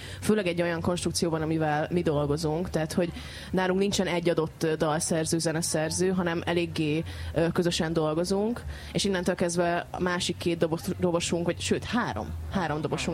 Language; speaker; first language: Hungarian; native; Hungarian